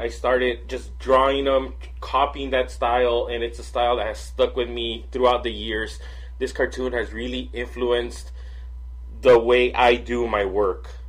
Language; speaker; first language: English; native; English